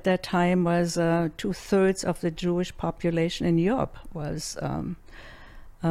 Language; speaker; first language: English; non-native, fluent; German